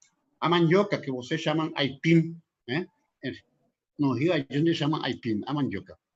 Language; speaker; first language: Portuguese; non-native, local second language; Spanish